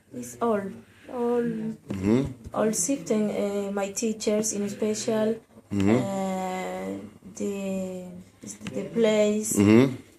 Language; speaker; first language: English; non-native, learner; Spanish